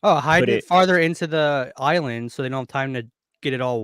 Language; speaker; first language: English; native; English